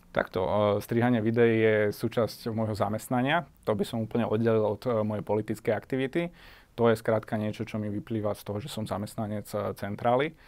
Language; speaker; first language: Slovak; native; Slovak